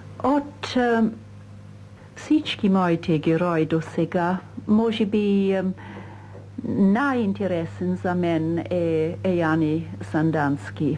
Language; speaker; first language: Bulgarian; non-native, fluent; English